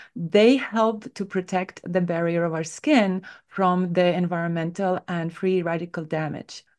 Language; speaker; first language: English; non-native, fluent; Estonian